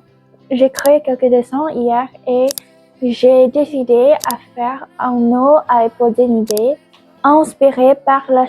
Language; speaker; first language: French; non-native, learner; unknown